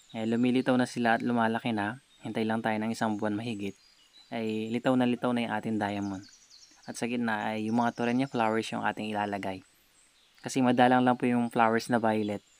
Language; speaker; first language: Filipino; native; Filipino